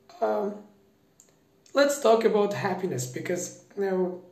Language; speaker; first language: English; non-native, fluent; Persian